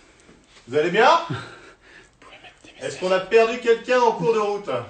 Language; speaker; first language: French; native; French